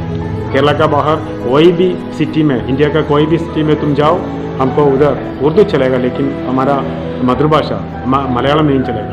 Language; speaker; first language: Hindi; non-native, local second language; Malayalam